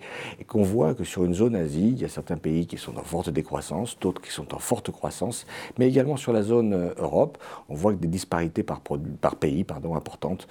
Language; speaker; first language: French; native; French